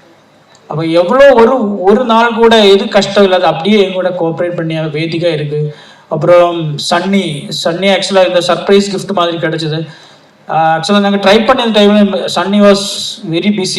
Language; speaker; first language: Tamil; non-native, learner; Malayalam